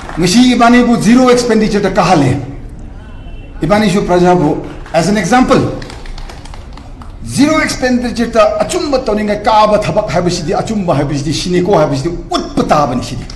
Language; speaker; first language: Manipuri; non-native, local second language; Tangkhul Naga (India)